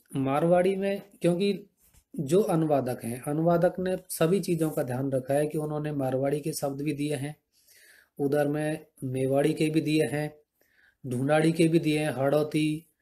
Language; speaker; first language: Hindi; native; Hindi